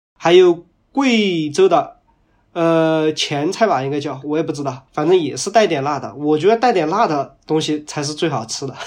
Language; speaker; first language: Chinese; native; Chinese